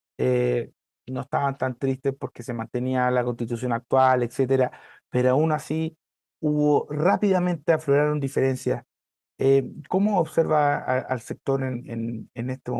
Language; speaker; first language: Spanish; native; Spanish